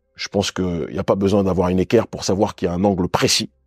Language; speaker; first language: French; native; French